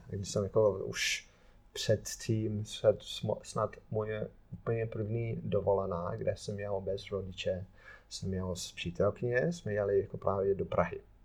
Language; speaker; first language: Czech; non-native, fluent; English